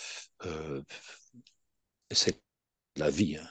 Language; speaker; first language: French; non-native, fluent; English